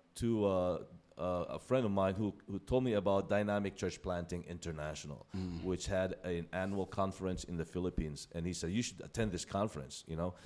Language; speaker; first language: English; non-native, local second language; Filipino